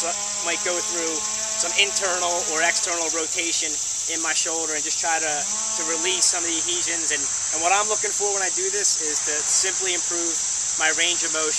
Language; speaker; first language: English; native; English